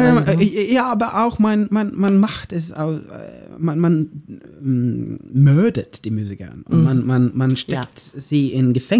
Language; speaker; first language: German; non-native, learner; Norwegian